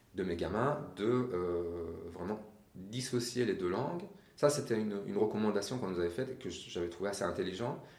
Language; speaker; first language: French; non-native, fluent; Persian